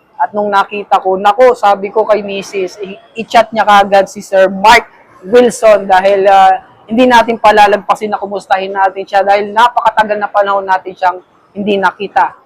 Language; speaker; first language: Filipino; native; Filipino